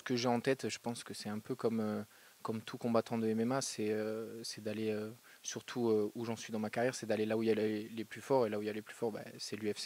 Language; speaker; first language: French; native; French